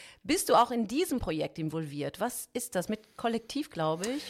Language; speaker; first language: German; non-native, fluent; Italian